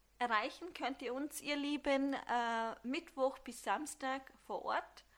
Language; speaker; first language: German; early bilingual, other home language; Turkish